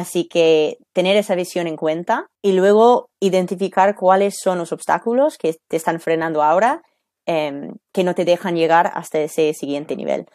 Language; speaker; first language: Spanish; non-native, fluent; English